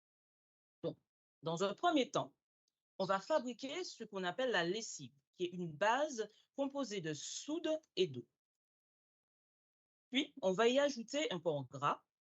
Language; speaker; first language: French; native; French